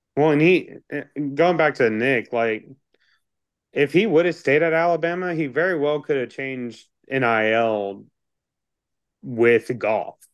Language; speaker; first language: English; native; English